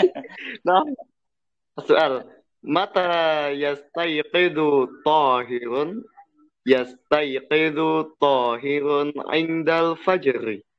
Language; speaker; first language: Arabic; non-native, learner; Indonesian